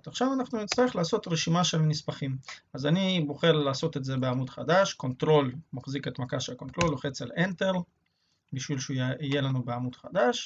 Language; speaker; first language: Hebrew; native; Hebrew